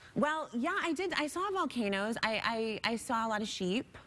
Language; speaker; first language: English; native; English